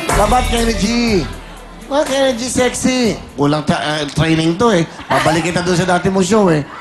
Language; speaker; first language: Filipino; native; Filipino